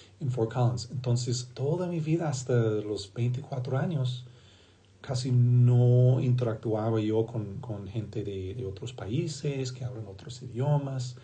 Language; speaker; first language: Spanish; non-native, fluent; English